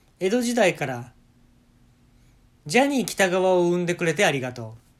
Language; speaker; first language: Japanese; native; Japanese